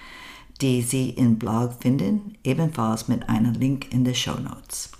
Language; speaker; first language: German; non-native, learner; English